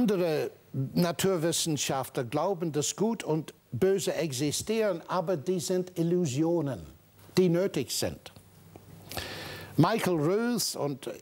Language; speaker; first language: German; non-native, fluent; English